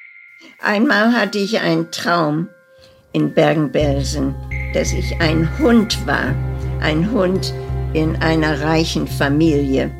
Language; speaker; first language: German; early bilingual, heritage; German